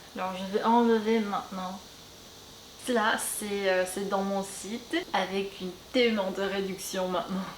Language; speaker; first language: French; non-native, fluent; Korean